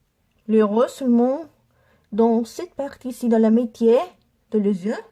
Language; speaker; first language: French; non-native, learner; Italian